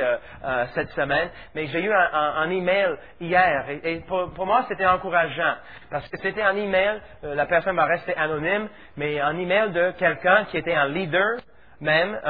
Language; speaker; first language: French; native; French